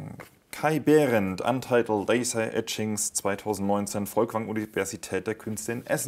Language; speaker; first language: German; native; German